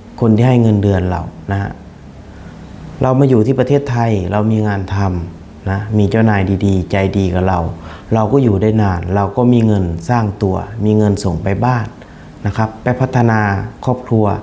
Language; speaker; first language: Thai; non-native, fluent; Khmer